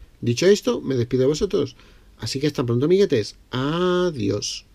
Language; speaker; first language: Spanish; native; Spanish